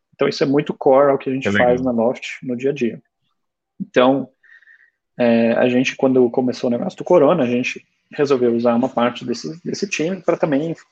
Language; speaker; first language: Portuguese; early bilingual, other home language; German